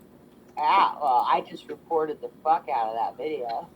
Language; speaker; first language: English; native; English